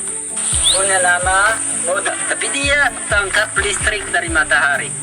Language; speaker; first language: Indonesian; non-native, learner; French